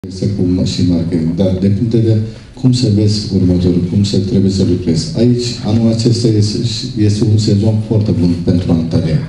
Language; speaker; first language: Romanian; non-native, learner; Turkish